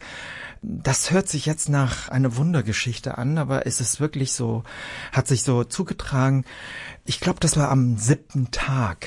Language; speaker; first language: German; early bilingual, other home language; Vietnamese